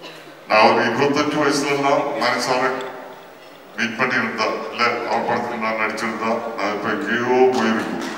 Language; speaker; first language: Tamil; non-native, fluent; Malayalam